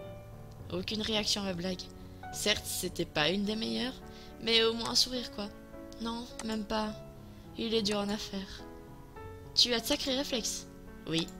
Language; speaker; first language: French; native; French